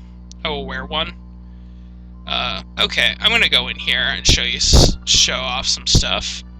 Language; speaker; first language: English; native; English